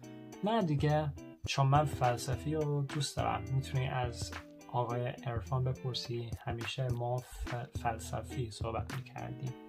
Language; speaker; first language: Persian; early bilingual, heritage; Persian